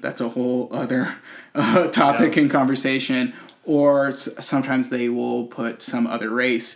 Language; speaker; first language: English; native; English